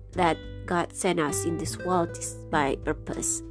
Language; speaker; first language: English; non-native, fluent; Indonesian